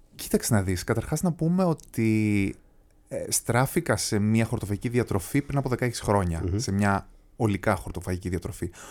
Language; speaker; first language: Greek; early bilingual, heritage; Greek